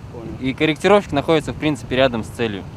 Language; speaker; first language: Russian; native; Russian